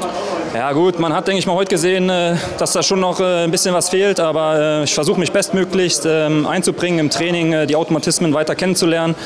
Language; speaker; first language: German; native; German